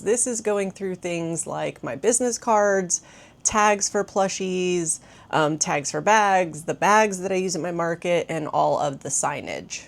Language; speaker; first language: English; native; English